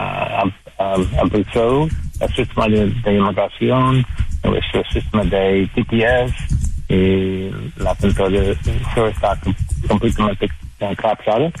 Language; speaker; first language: Spanish; non-native, learner; English